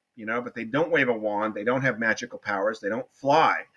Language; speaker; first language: English; native; English